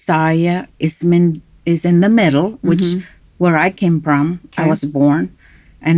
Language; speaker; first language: English; non-native, local second language; Cebuano